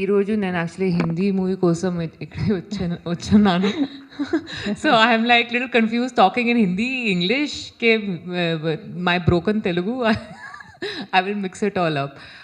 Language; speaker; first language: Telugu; non-native, learner; Hindi